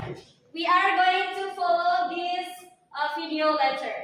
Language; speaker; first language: English; non-native, fluent; Indonesian